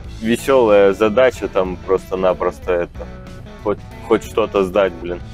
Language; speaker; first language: Russian; native; Russian